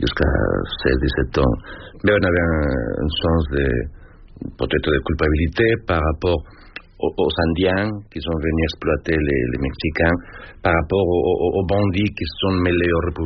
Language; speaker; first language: French; non-native, fluent; Spanish